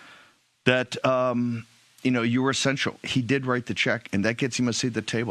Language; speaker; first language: English; native; English